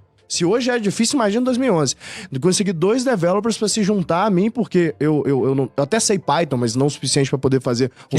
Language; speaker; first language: Portuguese; native; Portuguese